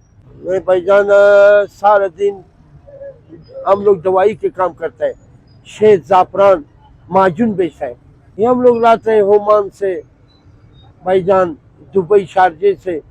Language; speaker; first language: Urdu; non-native, local second language; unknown